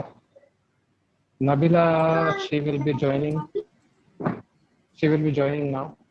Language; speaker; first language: English; non-native, local second language; Hindi